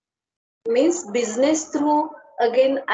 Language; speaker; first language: English; non-native, learner; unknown